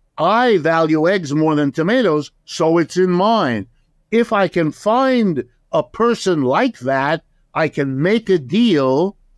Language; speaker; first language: English; early bilingual, other home language; German